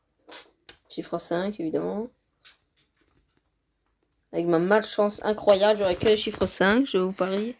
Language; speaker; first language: French; native; French